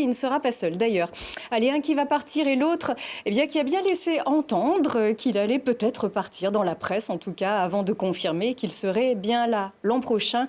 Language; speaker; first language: French; native; French